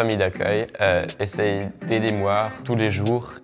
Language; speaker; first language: French; non-native, learner; German